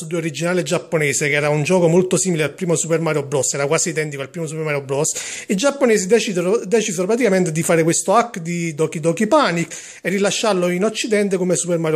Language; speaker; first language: Italian; native; Italian